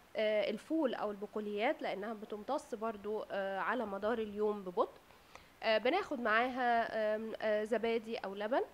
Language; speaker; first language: Arabic; native; Arabic